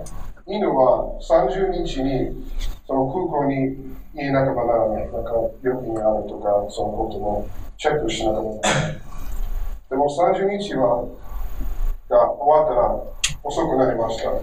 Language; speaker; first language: Japanese; non-native, learner; English